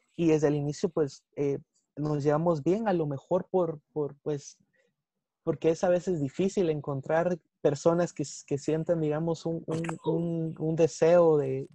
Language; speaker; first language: English; non-native, fluent; Spanish